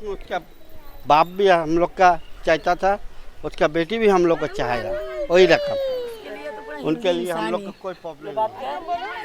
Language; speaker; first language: Hindi; early bilingual, heritage; Hindi